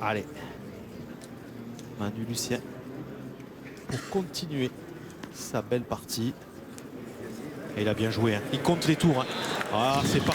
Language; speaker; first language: French; native; French